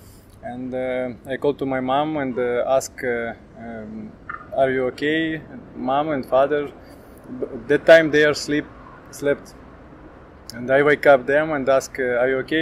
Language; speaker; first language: English; non-native, learner; Ukrainian